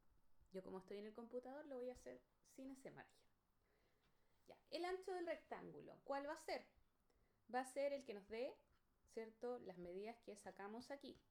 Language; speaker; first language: Spanish; native; Spanish